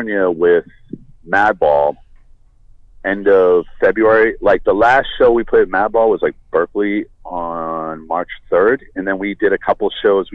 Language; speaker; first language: English; native; English